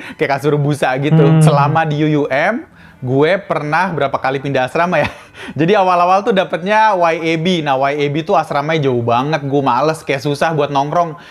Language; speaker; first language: Indonesian; native; Indonesian